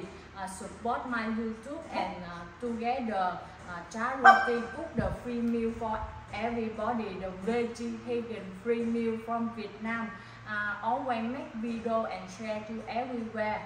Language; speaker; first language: English; non-native, learner; Vietnamese